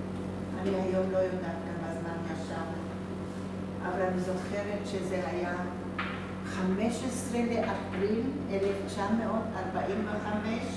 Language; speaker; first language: Hebrew; non-native, fluent; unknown